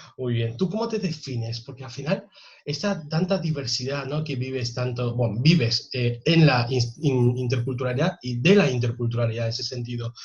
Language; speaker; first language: Spanish; native; Spanish